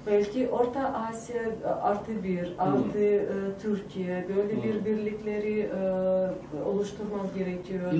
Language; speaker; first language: Turkish; non-native, fluent; Tajik